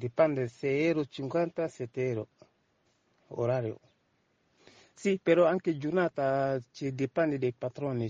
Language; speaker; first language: Italian; non-native, learner; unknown